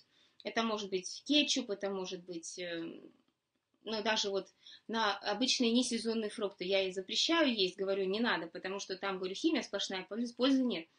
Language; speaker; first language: Russian; native; Russian